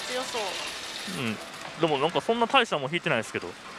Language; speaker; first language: Japanese; native; Japanese